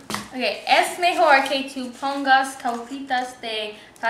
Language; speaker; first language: Spanish; non-native, learner; English